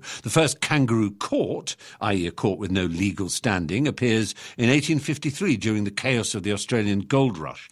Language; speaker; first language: English; native; English